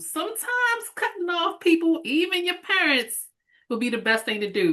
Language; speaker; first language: English; native; English